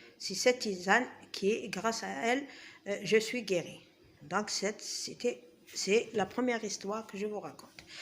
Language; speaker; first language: French; non-native, local second language; Arabic